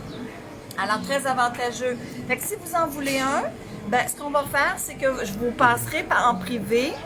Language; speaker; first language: French; native; French